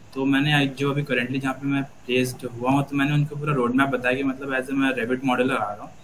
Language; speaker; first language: Hindi; native; Hindi